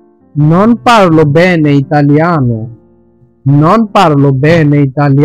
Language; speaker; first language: Italian; non-native, learner; Bangla